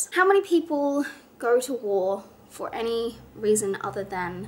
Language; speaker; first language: English; native; English